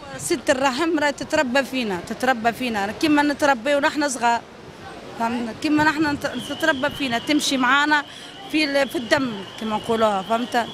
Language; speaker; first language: Arabic; native; Arabic